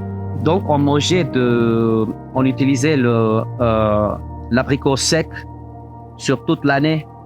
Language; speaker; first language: French; non-native, fluent; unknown